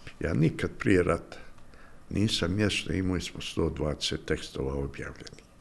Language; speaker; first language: Bosnian; native; Bosnian